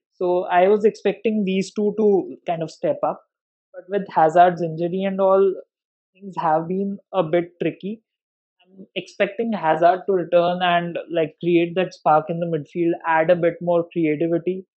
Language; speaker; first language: English; non-native, local second language; Hindi